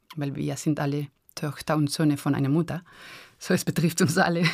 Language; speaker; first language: German; non-native, fluent; Spanish